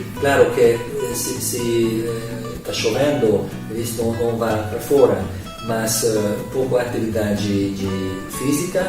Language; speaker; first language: Portuguese; non-native, learner; Hungarian